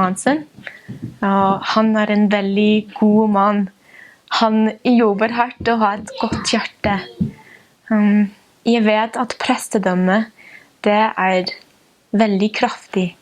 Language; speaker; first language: Norwegian; non-native, fluent; English